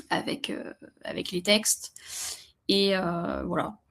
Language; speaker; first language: French; native; French